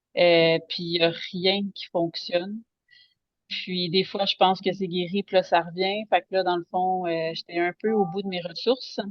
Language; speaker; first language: French; native; French